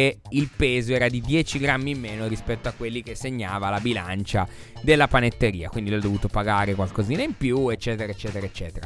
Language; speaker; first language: Italian; native; Italian